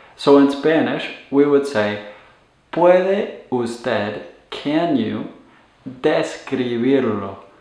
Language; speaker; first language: English; native; English